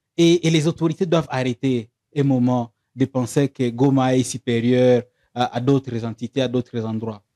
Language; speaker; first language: French; non-native, local second language; Swahili